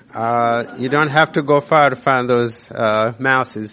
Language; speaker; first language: English; non-native, local second language; Nyanja